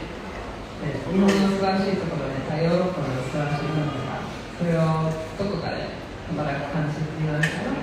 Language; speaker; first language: Japanese; early bilingual, heritage; Japanese